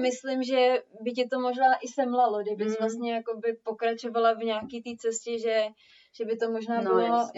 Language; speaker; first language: Czech; native; Czech